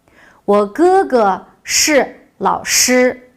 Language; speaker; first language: Chinese; non-native, local second language; Uyghur